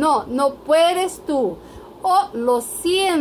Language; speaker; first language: Spanish; non-native, fluent; Portuguese